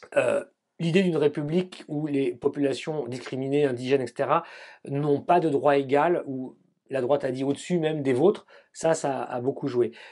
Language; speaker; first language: French; native; French